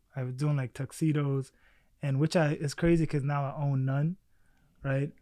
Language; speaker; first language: English; early bilingual, other home language; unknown